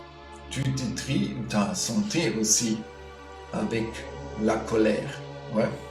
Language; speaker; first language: French; non-native, fluent; German